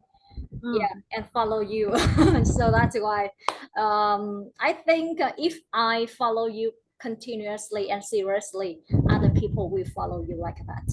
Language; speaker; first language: English; non-native, learner; Vietnamese